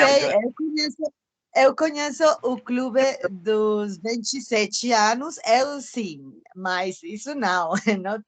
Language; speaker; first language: Portuguese; non-native, fluent; Spanish